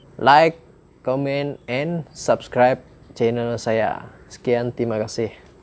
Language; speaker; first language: Malay; non-native, local second language; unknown